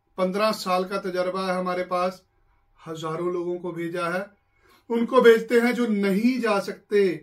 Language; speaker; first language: Hindi; non-native, local second language; Punjabi